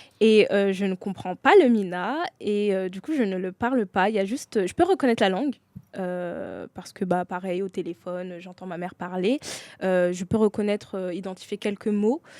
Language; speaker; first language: French; native; French